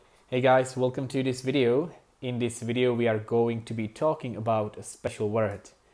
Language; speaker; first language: English; non-native, fluent; Czech